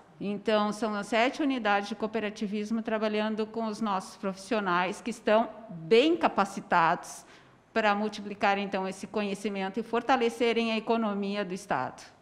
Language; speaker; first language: Portuguese; native; Portuguese